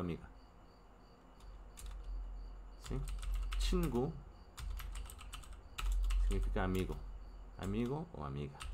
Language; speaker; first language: Spanish; non-native, fluent; Korean